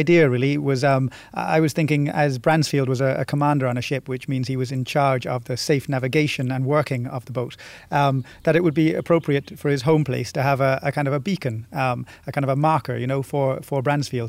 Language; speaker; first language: English; native; English